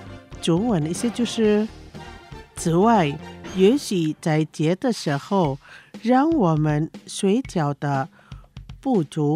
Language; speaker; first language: Chinese; non-native, local second language; Indonesian